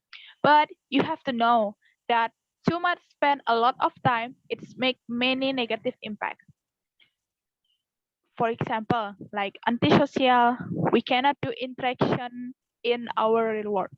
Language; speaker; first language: English; non-native, learner; Indonesian